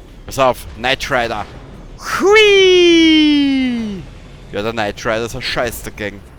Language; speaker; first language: German; native; German